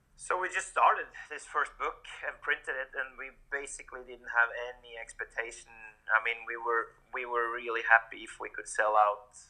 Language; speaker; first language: English; non-native, fluent; Norwegian